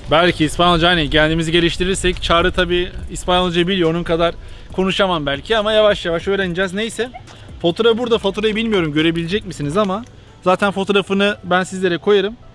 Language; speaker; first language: Turkish; native; Turkish